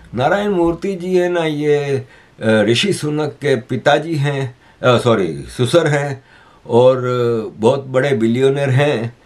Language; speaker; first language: Urdu; native; Urdu